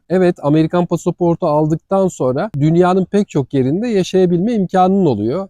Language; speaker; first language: Turkish; native; Turkish